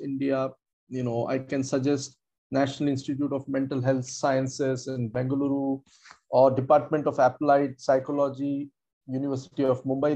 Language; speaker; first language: English; non-native, local second language; Marathi